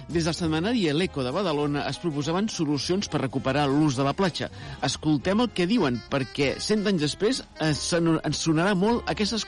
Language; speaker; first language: Catalan; native; Catalan